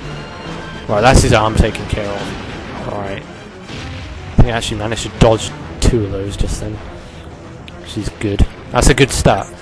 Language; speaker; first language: English; native; English